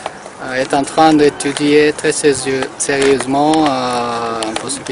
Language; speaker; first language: French; non-native, fluent; Japanese